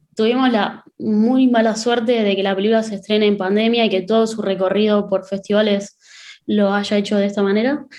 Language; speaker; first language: Spanish; native; Spanish